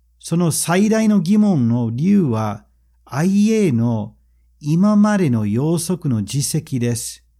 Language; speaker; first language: Japanese; non-native, fluent; English